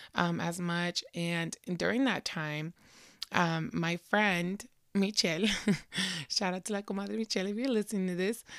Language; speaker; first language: English; early bilingual, other home language; Spanish